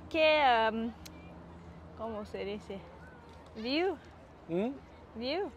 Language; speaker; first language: Spanish; non-native, learner; Danish